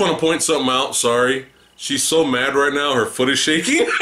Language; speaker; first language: English; native; English